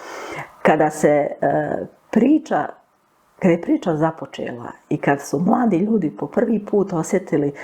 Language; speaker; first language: Bosnian; native; Bosnian